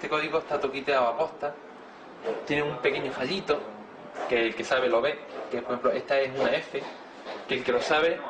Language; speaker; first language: Spanish; native; Spanish